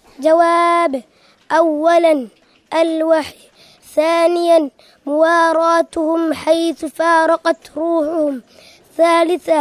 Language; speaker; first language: Arabic; non-native, learner; Somali